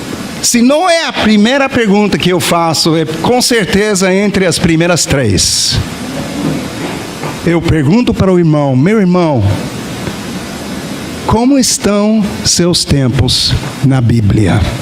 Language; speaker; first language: Portuguese; non-native, fluent; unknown